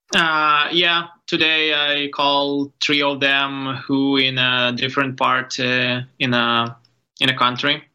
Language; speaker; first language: English; non-native, learner; Ukrainian